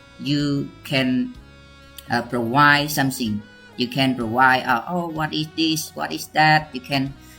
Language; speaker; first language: English; non-native, learner; Khmer